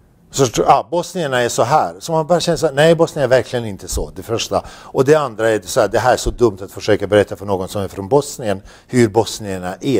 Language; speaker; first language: Swedish; non-native, fluent; Bosnian